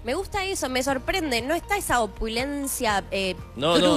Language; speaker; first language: Spanish; native; Spanish